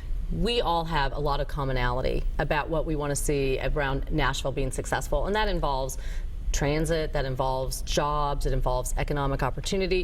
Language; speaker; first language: English; native; English